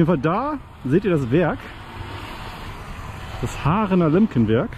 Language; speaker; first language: German; native; German